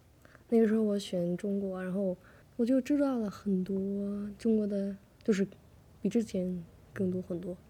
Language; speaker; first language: Chinese; non-native, fluent; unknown